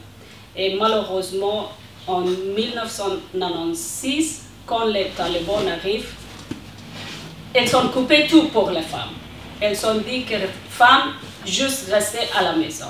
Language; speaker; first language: French; non-native, learner; Persian